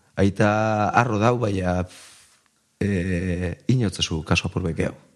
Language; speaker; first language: Basque; native; Basque